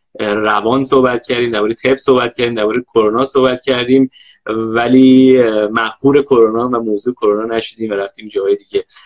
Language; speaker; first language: Persian; native; Persian